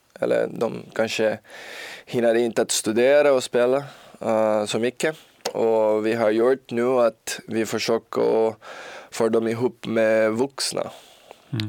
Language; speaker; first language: Swedish; non-native, learner; Portuguese